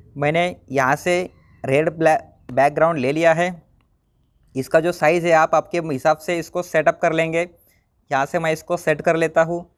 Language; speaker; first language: Hindi; non-native, local second language; Marathi